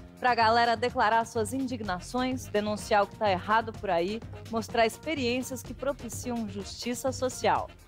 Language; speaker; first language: Portuguese; native; Portuguese